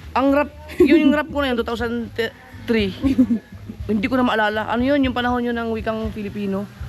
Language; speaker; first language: Filipino; non-native, local second language; Cebuano